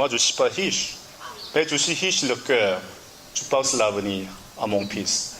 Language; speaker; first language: French; non-native, learner; Korean